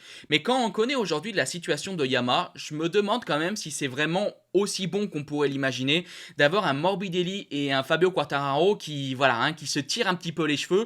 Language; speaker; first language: French; native; French